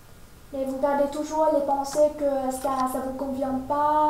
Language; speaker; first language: French; non-native, fluent; Vietnamese